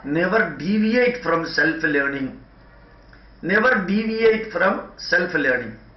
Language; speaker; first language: English; non-native, local second language; Malayalam